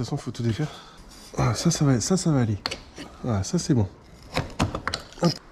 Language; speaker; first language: French; native; French